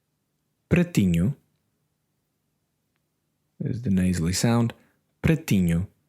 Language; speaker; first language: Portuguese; non-native, learner; English